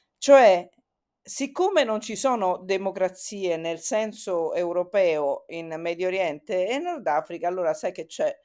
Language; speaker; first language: Italian; native; Italian